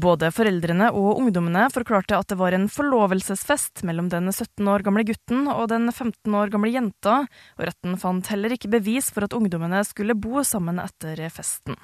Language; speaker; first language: Norwegian; native; Norwegian